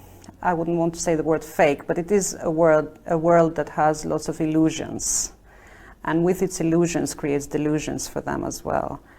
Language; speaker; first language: English; non-native, fluent; Albanian